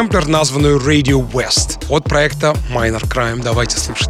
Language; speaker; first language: Russian; native; Russian